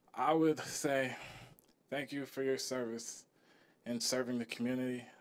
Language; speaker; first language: English; native; English